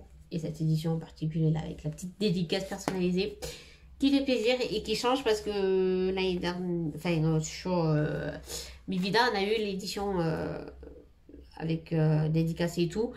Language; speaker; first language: French; native; French